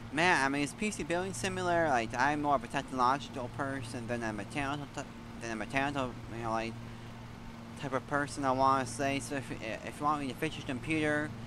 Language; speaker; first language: English; native; English